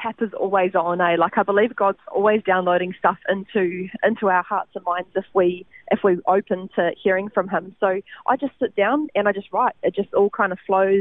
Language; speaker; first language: English; native; English